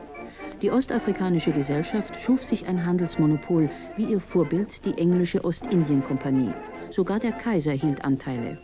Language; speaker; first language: German; native; German